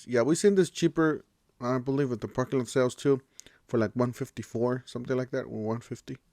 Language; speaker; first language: English; native; English